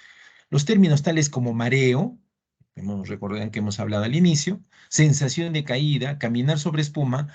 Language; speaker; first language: Spanish; native; Spanish